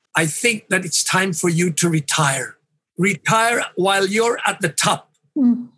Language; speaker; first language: English; non-native, local second language; Hiligaynon